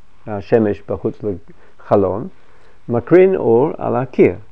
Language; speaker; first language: Hebrew; non-native, fluent; English